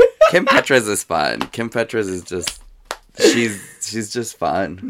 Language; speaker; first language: English; early bilingual, other home language; Spanish